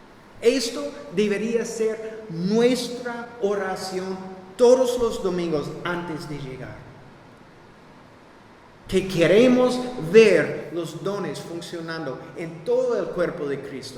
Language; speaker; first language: Spanish; non-native, fluent; English